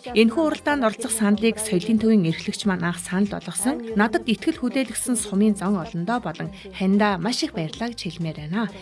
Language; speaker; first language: Mongolian; non-native, local second language; Kazakh